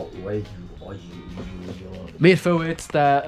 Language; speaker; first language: German; native; German